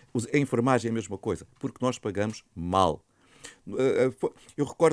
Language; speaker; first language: Portuguese; native; Portuguese